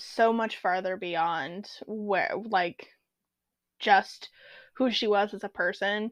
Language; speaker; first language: English; native; English